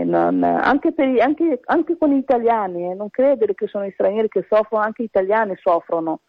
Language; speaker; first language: Italian; early bilingual, other home language; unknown